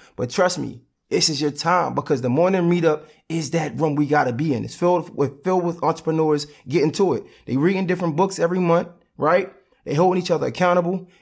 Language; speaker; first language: English; native; English